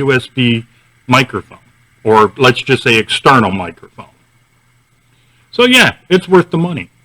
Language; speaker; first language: English; native; English